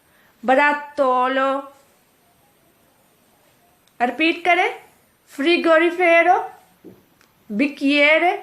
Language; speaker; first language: Italian; non-native, fluent; Urdu